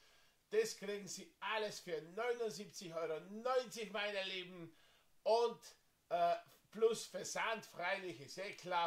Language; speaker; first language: German; non-native, fluent; Slovenian